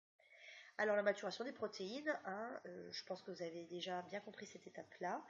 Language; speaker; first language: French; native; French